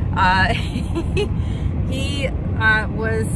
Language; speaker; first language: English; native; English